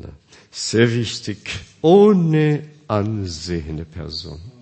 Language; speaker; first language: German; non-native, fluent; Korean